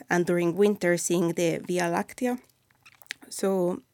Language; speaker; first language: English; non-native, fluent; Spanish